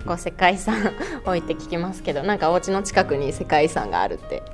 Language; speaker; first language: Japanese; native; Japanese